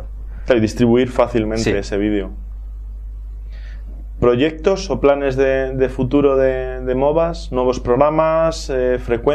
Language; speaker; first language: Spanish; native; Spanish